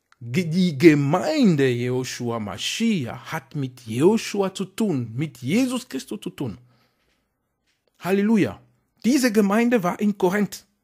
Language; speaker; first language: German; non-native, fluent; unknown